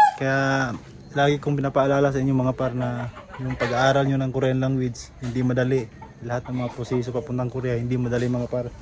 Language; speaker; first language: Filipino; non-native, local second language; Cebuano